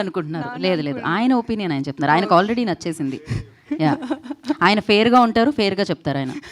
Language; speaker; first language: Telugu; native; Telugu